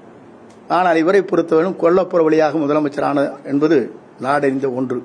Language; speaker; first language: Tamil; native; Tamil